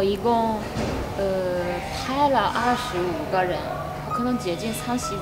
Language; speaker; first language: Chinese; non-native, fluent; Japanese